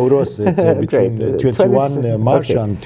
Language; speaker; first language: English; non-native, learner; Central Kurdish